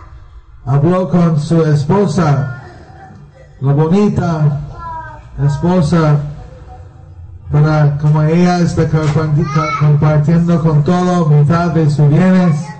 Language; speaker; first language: Spanish; non-native, learner; Bangla